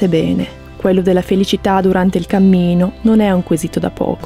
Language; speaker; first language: Italian; native; Italian